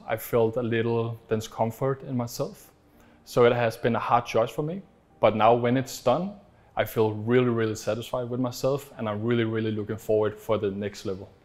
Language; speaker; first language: English; non-native, fluent; Danish